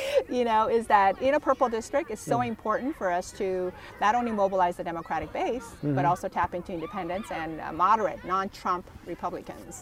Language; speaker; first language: English; early bilingual, other home language; Korean